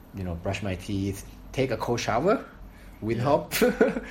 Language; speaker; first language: English; non-native, fluent; Thai